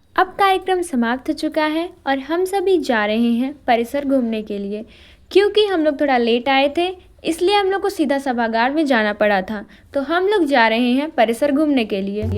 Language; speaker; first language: Hindi; native; Hindi